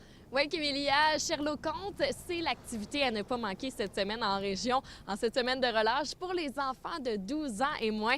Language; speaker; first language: French; native; French